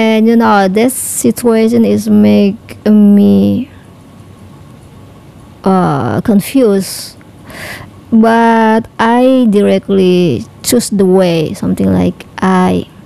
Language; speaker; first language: English; non-native, learner; Indonesian